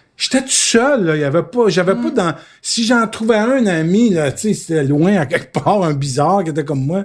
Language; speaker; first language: French; native; French